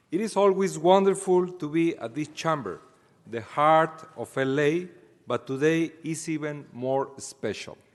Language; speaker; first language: English; non-native, fluent; Spanish